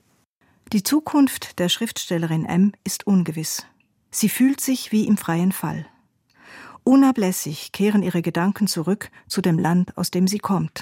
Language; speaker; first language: German; native; German